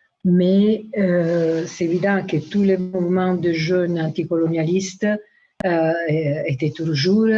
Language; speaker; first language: French; non-native, fluent; Italian